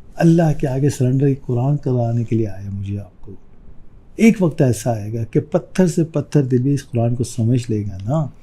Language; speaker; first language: Urdu; native; Urdu